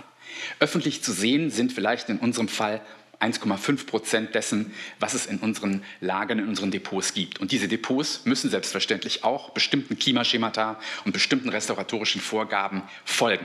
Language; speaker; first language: German; native; German